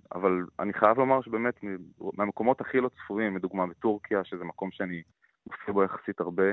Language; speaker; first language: Hebrew; native; Hebrew